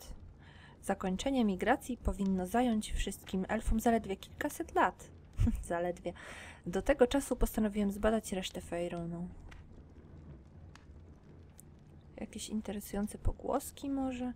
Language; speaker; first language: Polish; native; Polish